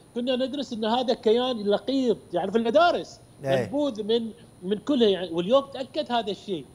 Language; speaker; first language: Arabic; native; Arabic